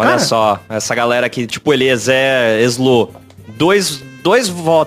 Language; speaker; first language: Portuguese; native; Portuguese